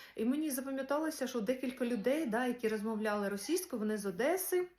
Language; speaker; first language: Ukrainian; non-native, local second language; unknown